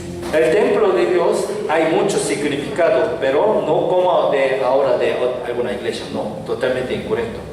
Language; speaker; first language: Spanish; non-native, learner; Korean